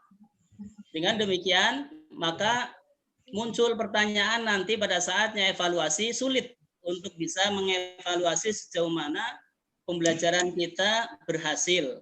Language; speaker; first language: Indonesian; native; Indonesian